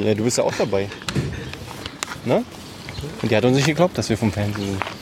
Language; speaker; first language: German; native; German